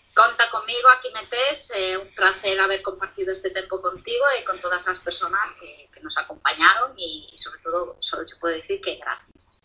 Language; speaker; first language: Spanish; non-native, local second language; Galician